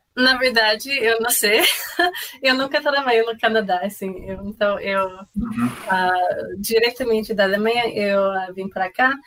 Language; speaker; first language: Portuguese; non-native, fluent; English